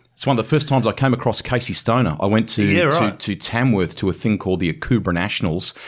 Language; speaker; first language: English; native; English